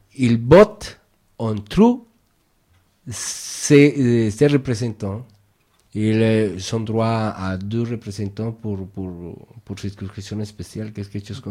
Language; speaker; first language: French; non-native, fluent; Spanish